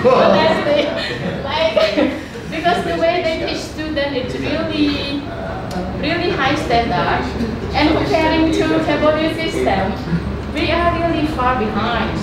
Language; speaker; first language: English; non-native, learner; Khmer